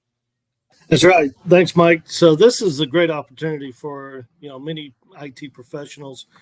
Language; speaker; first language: English; native; English